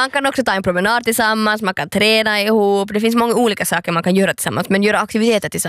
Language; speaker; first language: Swedish; native; Swedish